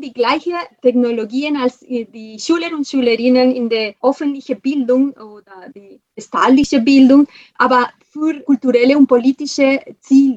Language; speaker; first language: German; non-native, fluent; Spanish